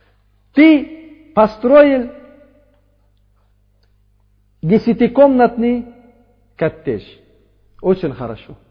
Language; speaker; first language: Russian; non-native, fluent; Uzbek